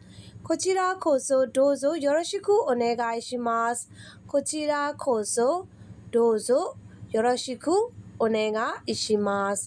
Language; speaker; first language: Japanese; non-native, fluent; Burmese